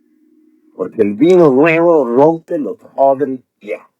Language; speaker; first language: Spanish; native; Spanish